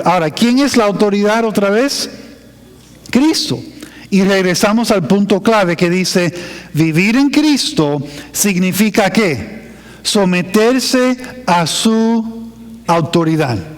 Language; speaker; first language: Spanish; non-native, fluent; English